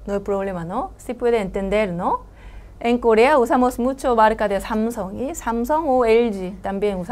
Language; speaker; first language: Spanish; non-native, learner; Korean